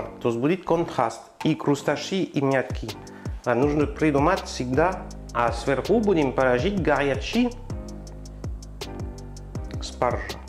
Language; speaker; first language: Russian; non-native, learner; French